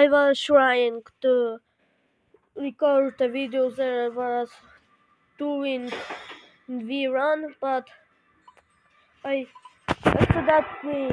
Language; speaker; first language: English; non-native, learner; Ukrainian